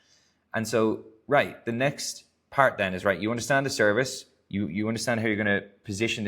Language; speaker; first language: English; native; English